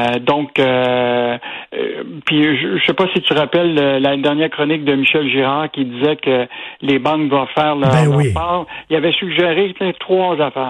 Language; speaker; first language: French; native; French